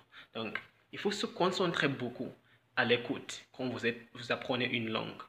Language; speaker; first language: French; non-native, fluent; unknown